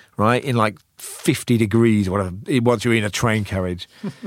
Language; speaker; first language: English; native; English